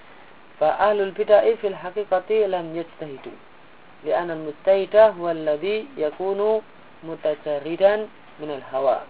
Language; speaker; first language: Arabic; non-native, fluent; Indonesian